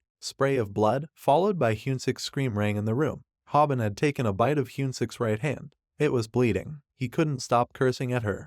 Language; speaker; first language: English; non-native, local second language; Hindi